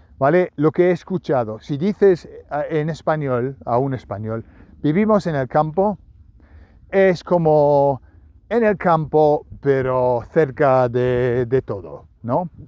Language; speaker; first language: Spanish; non-native, fluent; English